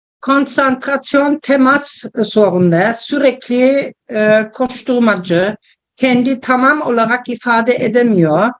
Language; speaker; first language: Turkish; non-native, learner; German